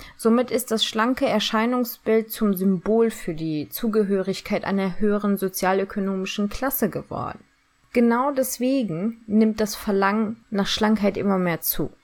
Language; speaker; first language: German; early bilingual, other home language; Turkish